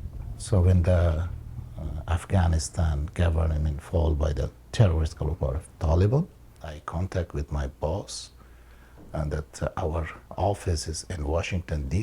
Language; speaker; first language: English; non-native, learner; Persian